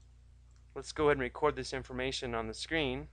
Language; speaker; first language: English; native; English